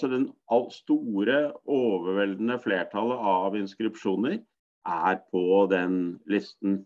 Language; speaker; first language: Norwegian; native; Norwegian